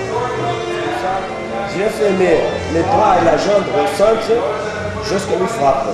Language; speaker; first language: French; non-native, learner; Portuguese